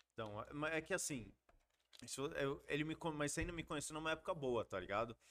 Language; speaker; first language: Portuguese; early bilingual, heritage; Portuguese